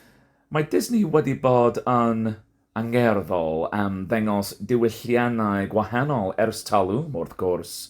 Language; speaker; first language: Welsh; non-native, fluent; English